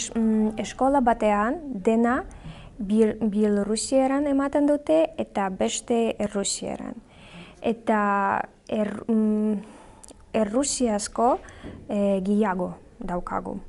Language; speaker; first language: Basque; non-native, learner; Belarusian